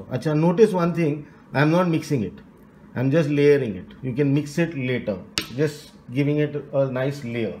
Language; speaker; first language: English; non-native, local second language; Hindi